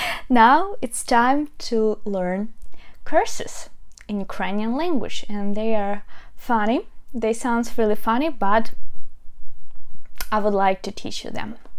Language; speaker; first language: English; non-native, fluent; Ukrainian